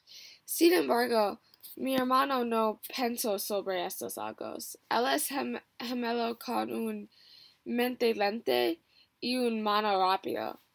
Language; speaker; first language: Spanish; non-native, learner; English